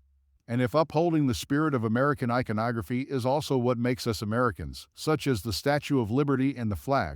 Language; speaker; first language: English; native; English